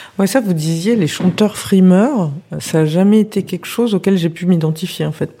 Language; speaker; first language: French; native; French